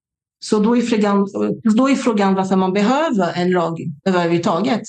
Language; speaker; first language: Swedish; non-native, fluent; French